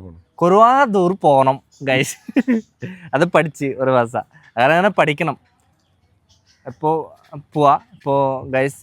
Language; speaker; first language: Malayalam; non-native, learner; Bangla